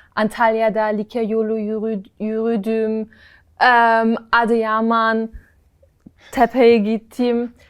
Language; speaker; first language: Turkish; non-native, learner; German